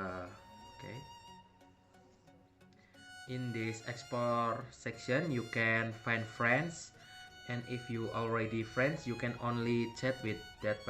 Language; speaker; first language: English; non-native, learner; Indonesian